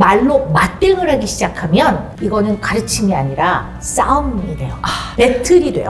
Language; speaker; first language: Korean; native; Korean